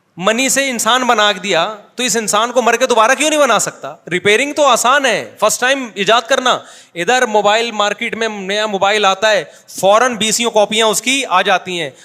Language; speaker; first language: Urdu; native; Urdu